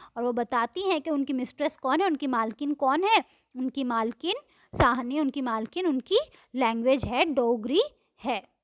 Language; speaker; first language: Hindi; native; Hindi